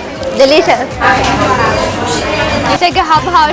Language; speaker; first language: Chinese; non-native, learner; Portuguese